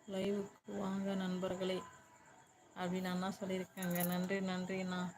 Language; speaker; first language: Tamil; native; Tamil